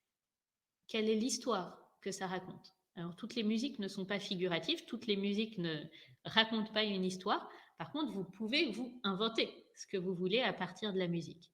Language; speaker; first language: French; native; French